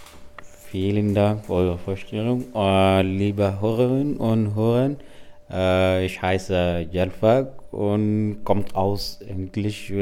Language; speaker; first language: German; non-native, learner; Arabic